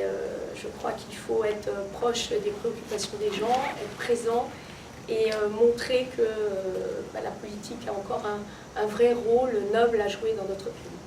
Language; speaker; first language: French; native; French